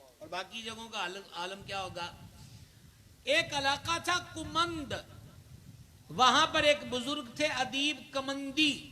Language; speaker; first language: Urdu; non-native, local second language; Punjabi